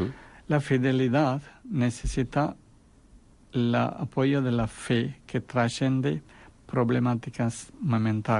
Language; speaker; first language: Spanish; non-native, fluent; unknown